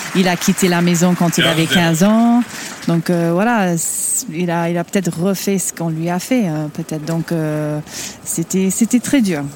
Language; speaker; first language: French; non-native, fluent; English